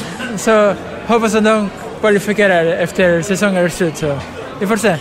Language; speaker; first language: Swedish; non-native, learner; Spanish